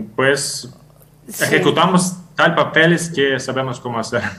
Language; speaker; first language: Spanish; non-native, fluent; Ukrainian